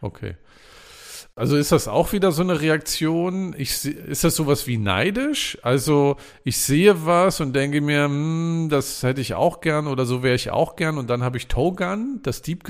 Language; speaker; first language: German; native; German